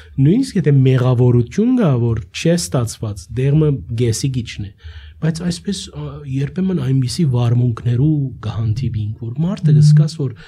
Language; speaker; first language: Armenian; early bilingual, heritage; Armenian